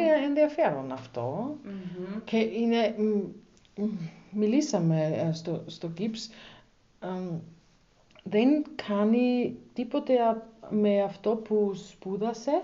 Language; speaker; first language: Greek; non-native, learner; German